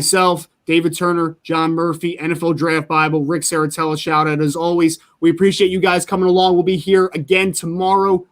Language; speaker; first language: English; native; English